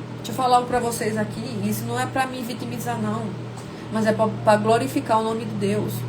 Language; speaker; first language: Portuguese; native; Portuguese